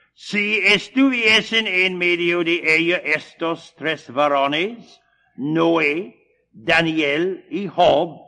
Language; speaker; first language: Spanish; non-native, fluent; English